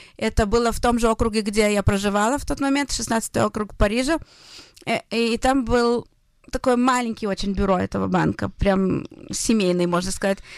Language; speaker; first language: Russian; early bilingual, heritage; Hebrew